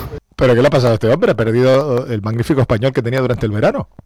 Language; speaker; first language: Spanish; native; Spanish